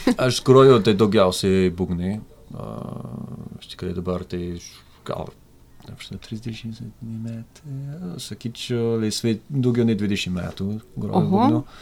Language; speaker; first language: Lithuanian; non-native, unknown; French